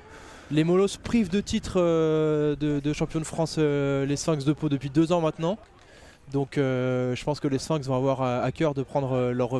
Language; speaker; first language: French; native; French